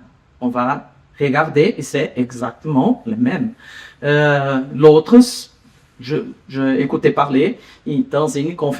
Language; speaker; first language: French; non-native, learner; Portuguese